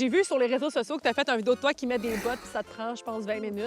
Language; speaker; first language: French; native; French